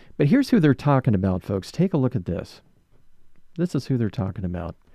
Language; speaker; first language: English; native; English